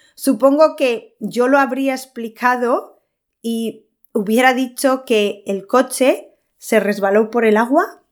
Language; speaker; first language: Spanish; native; Spanish